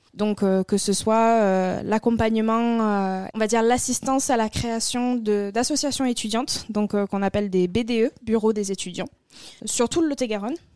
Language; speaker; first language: French; native; French